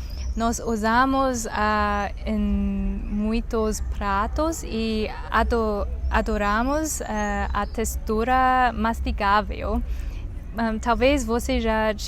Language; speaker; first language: Portuguese; non-native, learner; Chinese